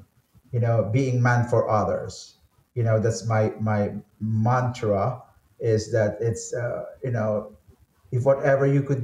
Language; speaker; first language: English; non-native, local second language; Filipino